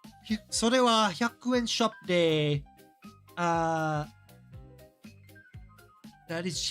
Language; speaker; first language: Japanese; non-native, learner; English